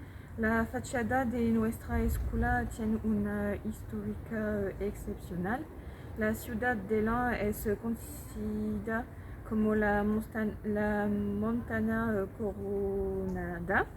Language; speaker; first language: Spanish; non-native, learner; French